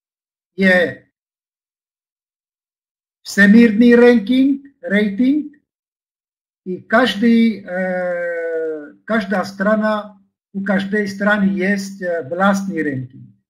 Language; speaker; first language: Russian; non-native, learner; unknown